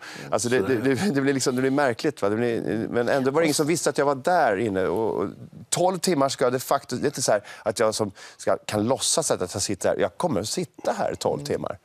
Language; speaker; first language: Swedish; native; Swedish